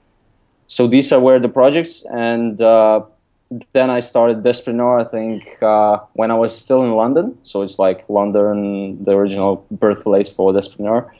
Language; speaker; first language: English; non-native, fluent; Lithuanian